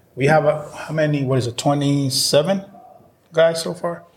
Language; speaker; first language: English; non-native, fluent; Spanish